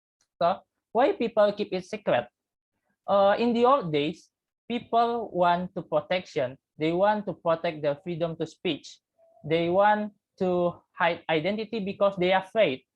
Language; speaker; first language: English; non-native, learner; Indonesian